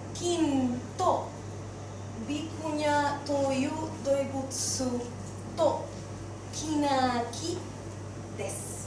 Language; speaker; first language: Japanese; non-native, learner; Spanish